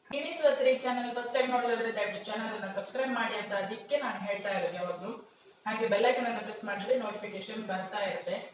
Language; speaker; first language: Kannada; non-native, local second language; Konkani